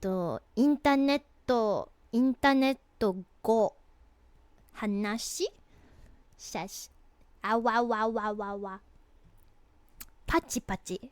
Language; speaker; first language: Japanese; non-native, learner; English